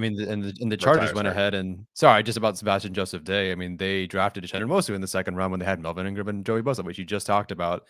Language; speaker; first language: English; native; English